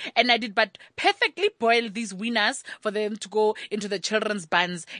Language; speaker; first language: English; non-native, local second language; Tswana